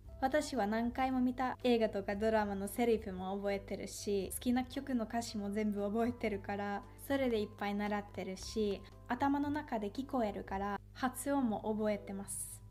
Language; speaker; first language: Japanese; non-native, fluent; Finnish